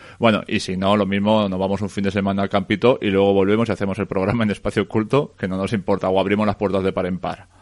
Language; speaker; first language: Spanish; native; Spanish